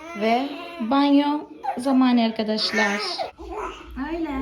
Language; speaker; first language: Turkish; non-native, fluent; Portuguese